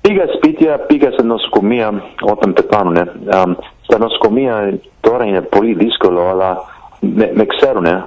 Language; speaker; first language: Greek; early bilingual, heritage; Greek